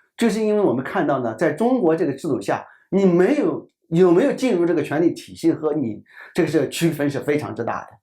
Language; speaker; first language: Chinese; native; Chinese